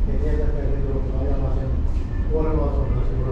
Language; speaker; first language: Finnish; native; Finnish